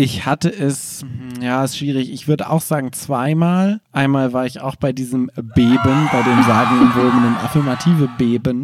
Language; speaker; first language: German; native; German